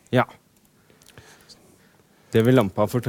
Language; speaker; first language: Norwegian; native; Norwegian